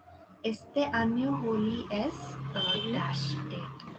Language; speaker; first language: Spanish; non-native, learner; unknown